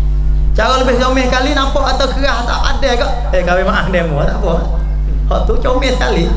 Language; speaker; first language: Malay; native; Malay